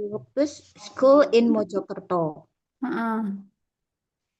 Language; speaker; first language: English; non-native, learner; Javanese